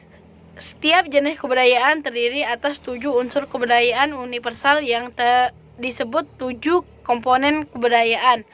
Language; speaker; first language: Indonesian; native; Indonesian